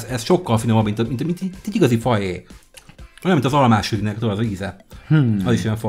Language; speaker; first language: Hungarian; native; Hungarian